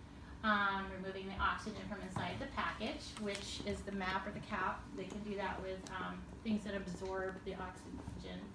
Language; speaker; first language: English; native; English